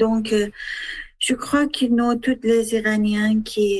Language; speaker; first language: French; non-native, learner; Persian